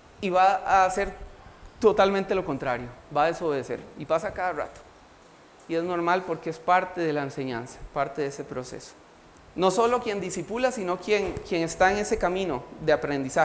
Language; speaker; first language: Spanish; native; Spanish